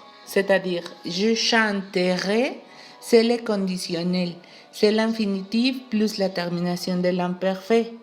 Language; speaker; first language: French; non-native, learner; Spanish